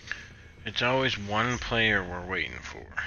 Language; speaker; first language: English; native; English